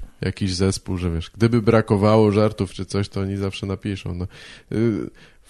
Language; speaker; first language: Polish; native; Polish